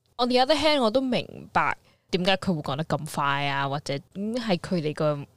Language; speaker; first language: Cantonese; early bilingual, heritage; Cantonese